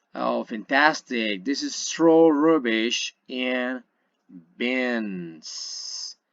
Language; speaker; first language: English; non-native, fluent; Spanish